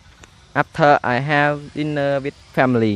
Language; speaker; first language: English; non-native, learner; Khmer